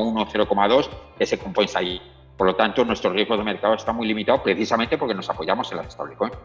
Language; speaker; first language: Spanish; native; Spanish